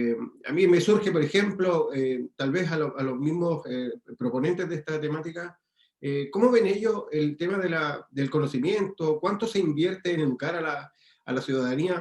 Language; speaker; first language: Spanish; native; Spanish